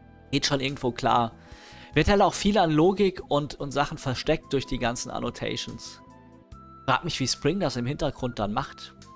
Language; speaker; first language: German; native; German